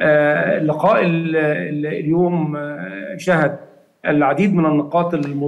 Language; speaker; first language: Arabic; native; Arabic